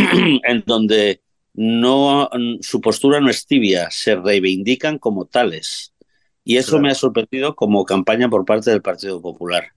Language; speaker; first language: Spanish; native; Spanish